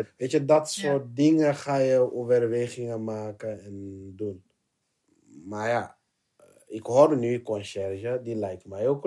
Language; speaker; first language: Dutch; non-native, fluent; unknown